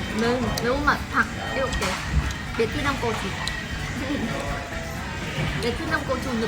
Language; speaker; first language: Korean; non-native, learner; Vietnamese